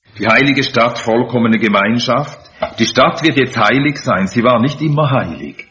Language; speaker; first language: German; native; German